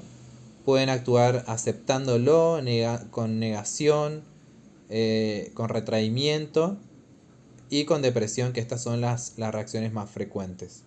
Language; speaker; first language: Spanish; native; Spanish